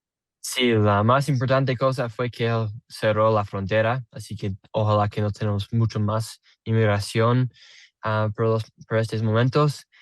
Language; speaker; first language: Spanish; non-native, learner; English